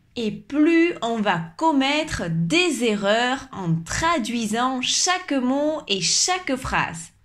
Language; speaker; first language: French; native; French